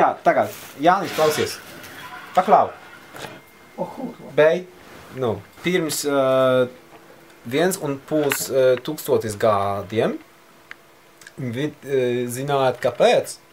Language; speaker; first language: Latvian; non-native, learner; Polish